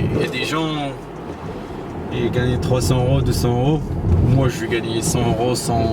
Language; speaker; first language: French; non-native, learner; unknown